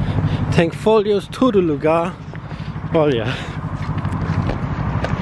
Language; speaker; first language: Portuguese; non-native, learner; English